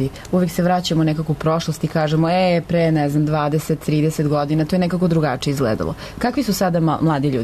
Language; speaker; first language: Serbian; native; Serbian